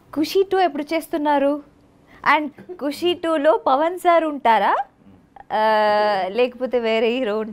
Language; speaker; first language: Telugu; native; Telugu